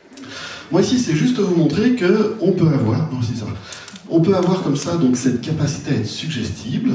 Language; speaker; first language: French; native; French